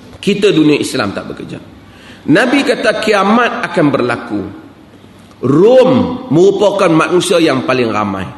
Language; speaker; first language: Malay; native; Malay